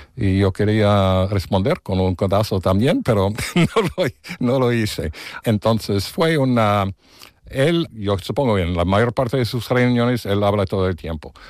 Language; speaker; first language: Spanish; non-native, fluent; English